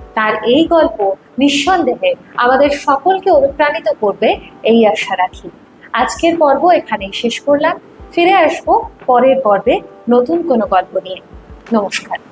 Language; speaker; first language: Bangla; native; Bangla